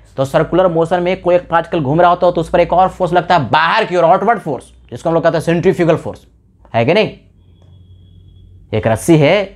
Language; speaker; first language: Hindi; native; Hindi